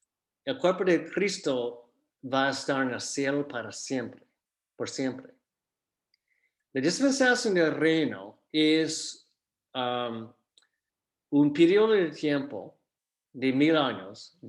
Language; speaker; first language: Spanish; non-native, fluent; English